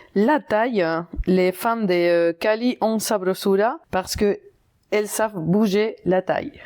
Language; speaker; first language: French; non-native, fluent; Spanish